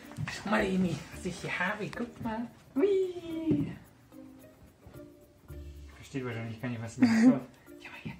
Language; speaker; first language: German; native; German